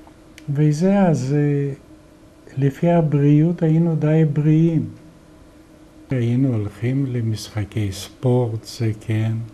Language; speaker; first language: Hebrew; non-native, fluent; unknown